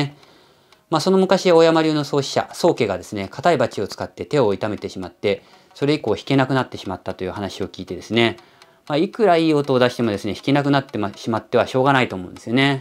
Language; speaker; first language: Japanese; native; Japanese